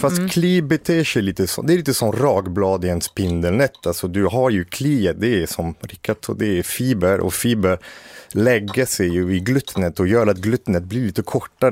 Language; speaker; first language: Swedish; native; Swedish